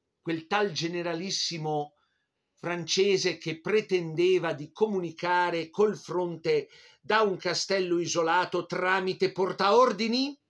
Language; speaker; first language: Italian; native; Italian